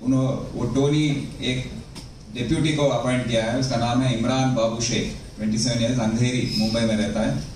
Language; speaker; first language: Hindi; non-native, local second language; Telugu